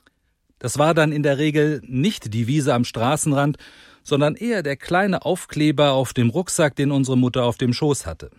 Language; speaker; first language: German; native; German